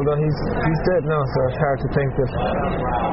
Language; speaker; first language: English; native; English